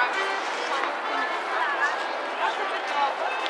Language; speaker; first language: Russian; native; Russian